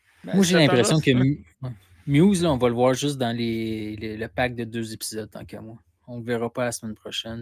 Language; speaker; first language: French; native; French